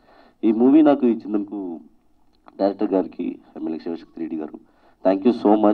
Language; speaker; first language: Telugu; non-native, learner; Tamil